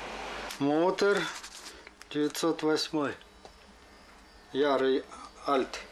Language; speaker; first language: German; non-native, learner; Russian